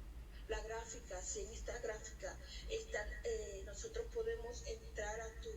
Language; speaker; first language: Spanish; early bilingual, heritage; Spanish